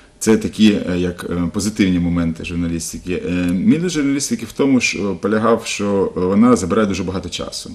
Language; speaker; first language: Ukrainian; non-native, local second language; Russian